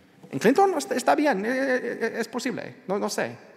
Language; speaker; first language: Spanish; non-native, learner; English